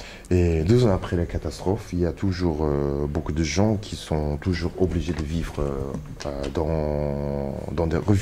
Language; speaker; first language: French; non-native, fluent; Japanese